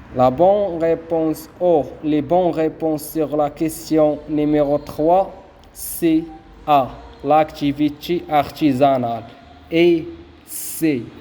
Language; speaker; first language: French; non-native, local second language; Arabic